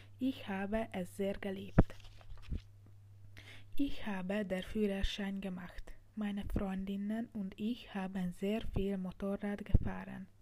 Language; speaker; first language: German; non-native, learner; Hungarian